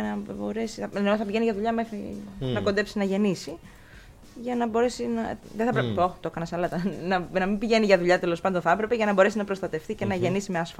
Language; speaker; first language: Greek; native; Greek